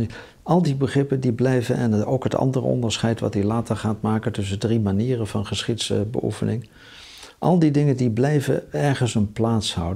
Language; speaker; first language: Dutch; native; Dutch